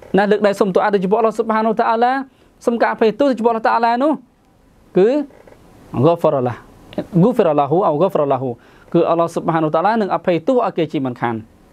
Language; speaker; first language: Khmer; non-native, local second language; Western Cham